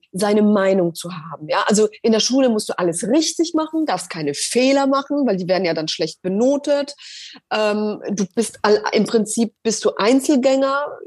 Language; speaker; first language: German; early bilingual, other home language; Polish